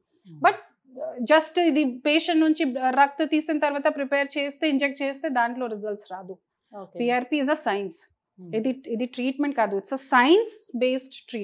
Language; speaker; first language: Telugu; non-native, fluent; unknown